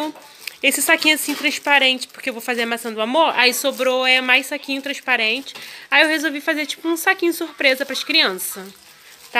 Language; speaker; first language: Portuguese; native; Portuguese